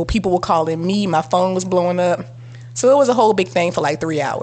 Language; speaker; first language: English; native; English